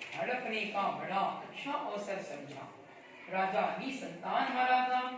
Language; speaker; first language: Hindi; non-native, local second language; Kannada